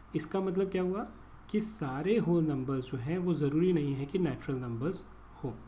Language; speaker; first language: Hindi; native; Hindi